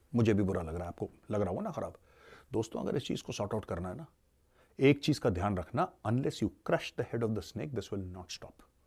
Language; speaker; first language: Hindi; native; Hindi